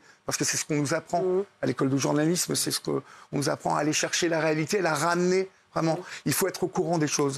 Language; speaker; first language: French; native; French